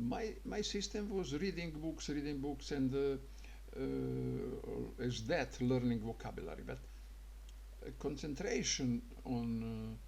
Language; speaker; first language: English; non-native, learner; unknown